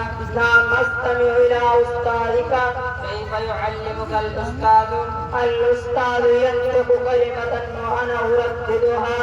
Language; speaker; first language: Arabic; non-native, learner; Urdu